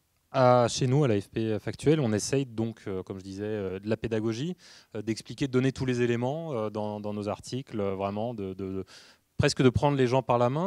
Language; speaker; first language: French; native; French